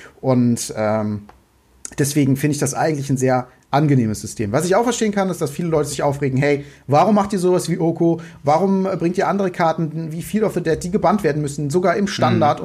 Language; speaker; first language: German; native; German